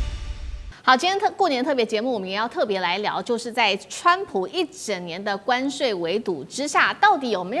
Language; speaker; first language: Chinese; native; Chinese